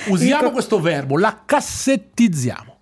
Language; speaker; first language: Italian; native; Italian